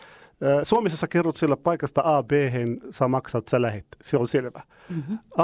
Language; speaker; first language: Finnish; non-native, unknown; Arabic